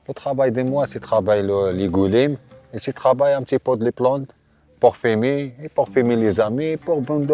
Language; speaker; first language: French; non-native, learner; Arabic